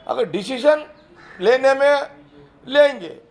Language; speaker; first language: Hindi; non-native, local second language; Telugu